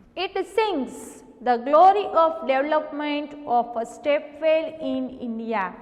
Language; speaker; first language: English; non-native, local second language; Gujarati